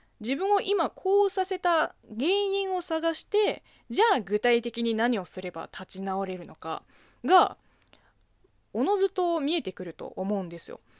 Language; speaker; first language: Japanese; non-native, fluent; Chinese